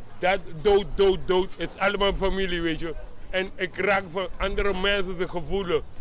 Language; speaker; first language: Dutch; non-native, learner; Papiamento